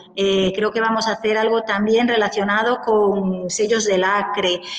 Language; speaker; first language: Spanish; native; Spanish